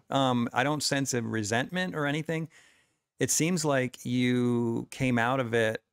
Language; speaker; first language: English; native; English